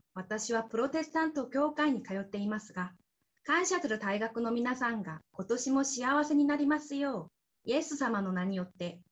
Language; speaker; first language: Japanese; non-native, fluent; Korean